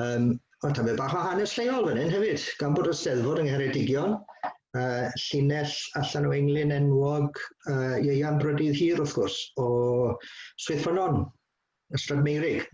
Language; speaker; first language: Welsh; native; Welsh